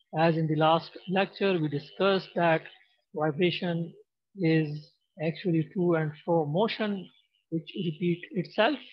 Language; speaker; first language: English; non-native, local second language; Pashto